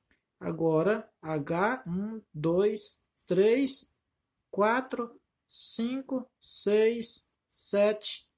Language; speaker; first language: Portuguese; native; Portuguese